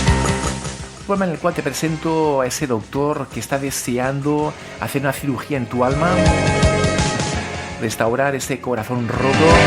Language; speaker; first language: Spanish; native; Spanish